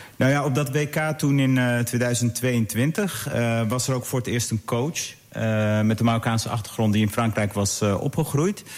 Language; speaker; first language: Dutch; early bilingual, other home language; Arabic